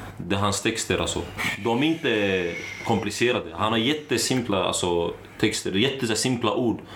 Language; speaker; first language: Swedish; early bilingual, other home language; Arabic